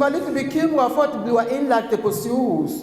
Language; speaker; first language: Danish; non-native, learner; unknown